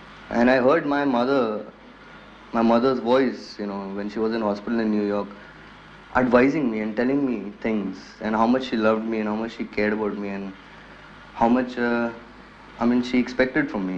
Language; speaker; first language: English; non-native, local second language; Hindi